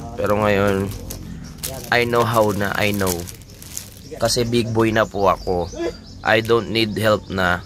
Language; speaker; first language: Filipino; native; Filipino